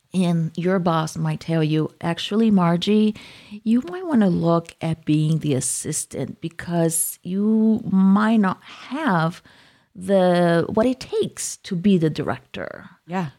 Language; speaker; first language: English; non-native, fluent; Portuguese